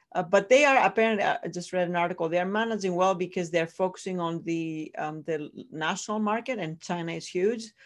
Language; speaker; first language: English; non-native, fluent; Greek